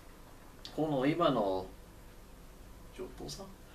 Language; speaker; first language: Japanese; non-native, learner; English